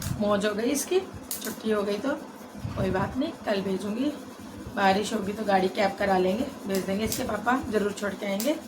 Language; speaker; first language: Hindi; native; Hindi